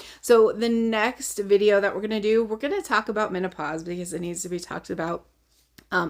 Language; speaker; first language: English; native; English